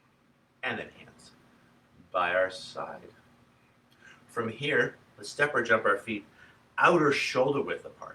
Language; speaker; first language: English; native; English